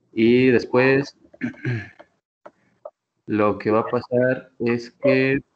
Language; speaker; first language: Spanish; native; Spanish